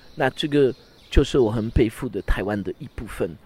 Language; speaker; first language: Chinese; non-native, fluent; French